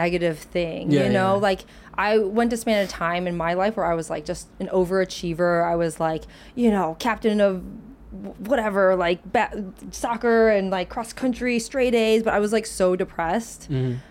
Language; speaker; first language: English; native; English